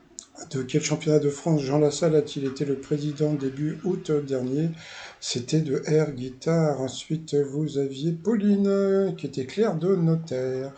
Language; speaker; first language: French; native; French